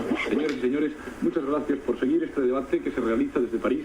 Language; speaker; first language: Spanish; native; Spanish